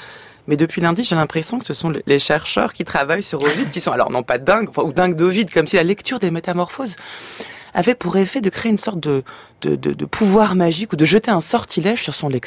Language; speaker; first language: French; native; French